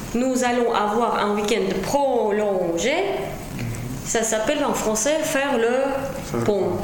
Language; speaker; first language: French; non-native, fluent; Russian